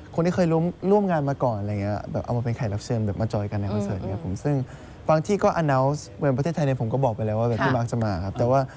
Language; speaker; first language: Thai; native; Thai